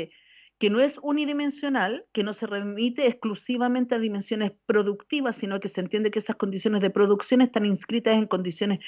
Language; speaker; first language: Spanish; native; Spanish